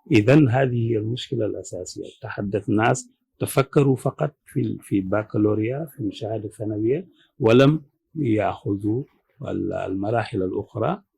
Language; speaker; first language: Arabic; non-native, fluent; Wolof